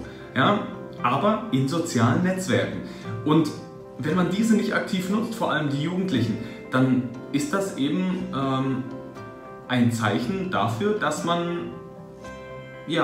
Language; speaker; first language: German; early bilingual, other home language; Russian